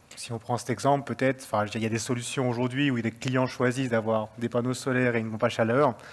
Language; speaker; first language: French; native; French